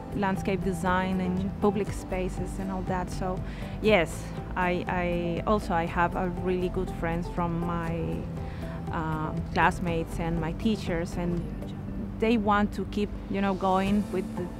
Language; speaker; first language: English; non-native, fluent; Spanish